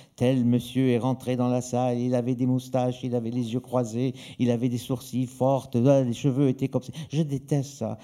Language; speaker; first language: French; native; French